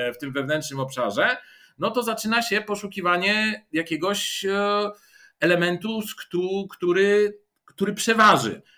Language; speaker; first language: Polish; non-native, fluent; Bulgarian